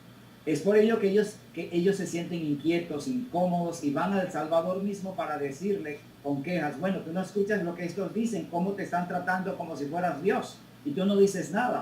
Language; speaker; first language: Spanish; native; Spanish